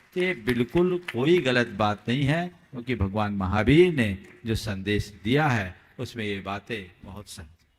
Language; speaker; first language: Hindi; native; Hindi